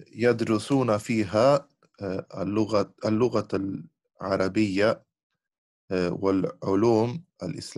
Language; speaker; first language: Arabic; non-native, learner; English